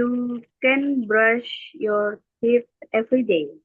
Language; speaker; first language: English; non-native, learner; Indonesian